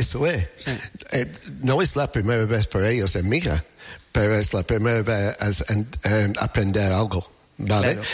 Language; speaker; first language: Spanish; non-native, learner; English